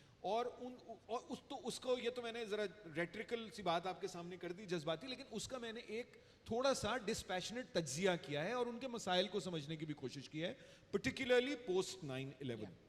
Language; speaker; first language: Urdu; native; Urdu